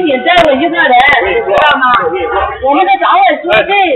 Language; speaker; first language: Chinese; native; Chinese